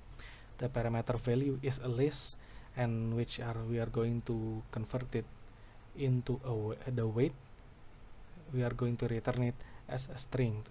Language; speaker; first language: English; non-native, local second language; Indonesian